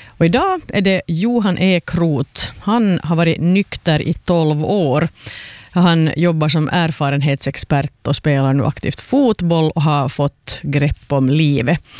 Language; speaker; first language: Swedish; native; Swedish